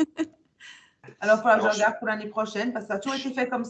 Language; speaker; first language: French; native; French